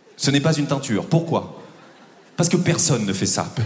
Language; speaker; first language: French; native; French